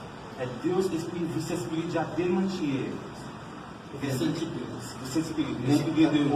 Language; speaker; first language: Portuguese; non-native, learner; Haitian Creole